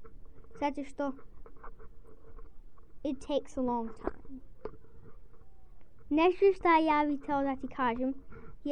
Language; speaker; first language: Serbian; early bilingual, heritage; Serbian